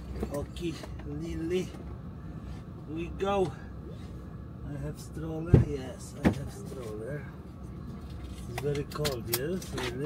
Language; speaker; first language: English; non-native, learner; Polish